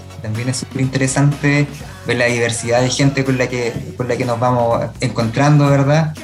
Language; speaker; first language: Spanish; native; Spanish